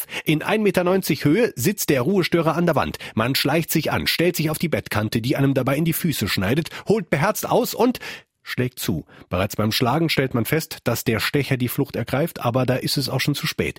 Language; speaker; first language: German; native; German